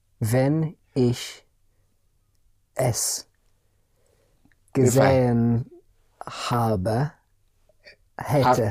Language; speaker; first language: German; non-native, learner; English